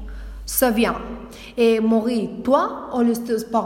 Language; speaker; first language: French; non-native, learner; Spanish